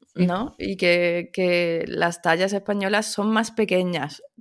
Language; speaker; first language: Spanish; early bilingual, other home language; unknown